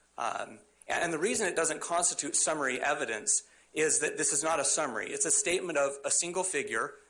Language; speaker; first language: English; native; English